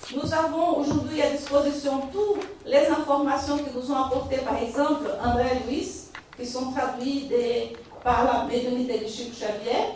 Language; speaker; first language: French; non-native, fluent; Portuguese